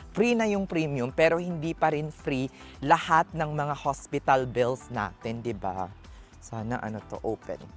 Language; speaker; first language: Filipino; native; Filipino